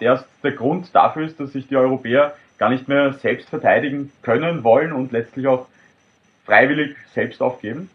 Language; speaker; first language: German; native; German